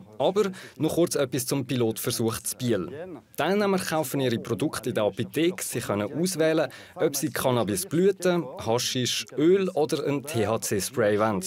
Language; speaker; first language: German; non-native, local second language; French